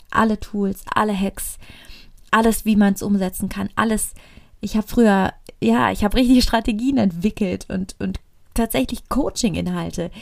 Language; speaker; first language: German; native; German